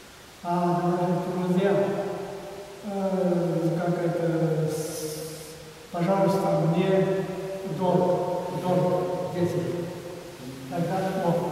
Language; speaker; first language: Russian; non-native, learner; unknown